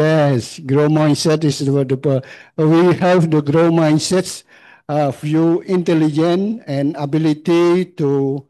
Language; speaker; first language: English; non-native, learner; Khmer